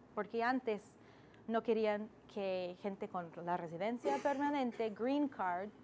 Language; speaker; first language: Spanish; non-native, fluent; English